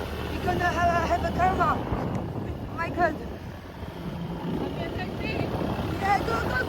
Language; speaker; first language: English; non-native, learner; French